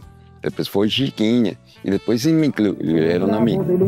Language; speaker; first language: Portuguese; non-native, learner; Spanish